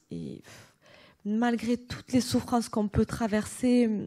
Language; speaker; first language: French; native; French